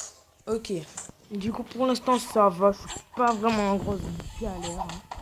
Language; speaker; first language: French; native; French